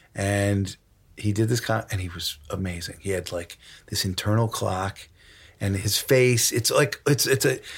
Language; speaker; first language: English; native; English